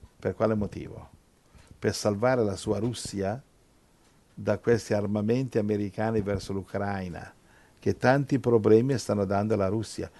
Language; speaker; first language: Italian; non-native, fluent; English